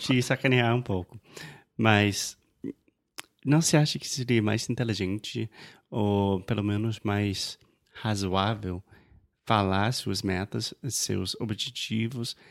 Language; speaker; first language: Portuguese; non-native, fluent; English